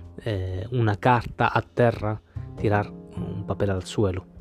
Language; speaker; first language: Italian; non-native, fluent; Spanish